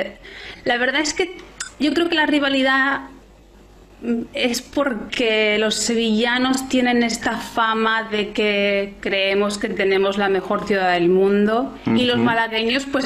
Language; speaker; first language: Spanish; native; Spanish